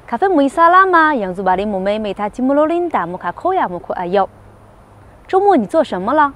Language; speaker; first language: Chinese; non-native, fluent; Hausa